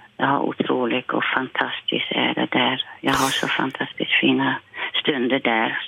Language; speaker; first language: Swedish; non-native, fluent; Dutch